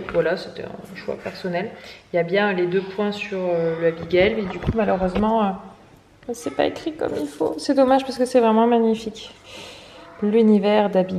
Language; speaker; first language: French; native; French